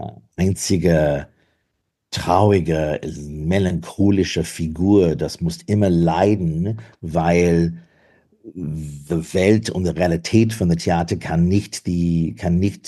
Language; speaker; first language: German; non-native, fluent; English